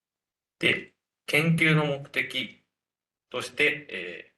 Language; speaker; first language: Japanese; native; Japanese